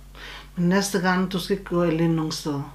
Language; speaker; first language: Danish; non-native, learner; Turkish